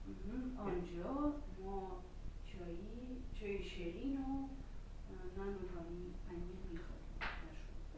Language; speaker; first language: Persian; non-native, fluent; Russian